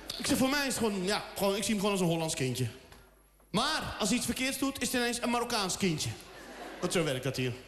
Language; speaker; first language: Dutch; early bilingual, other home language; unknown